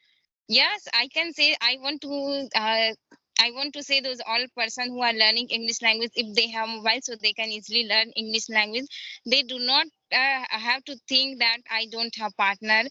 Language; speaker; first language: English; non-native, learner; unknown